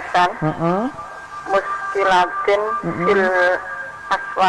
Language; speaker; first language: Arabic; non-native, learner; Indonesian